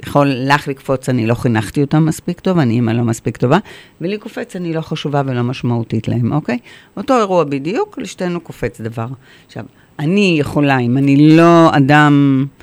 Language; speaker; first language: Hebrew; native; Hebrew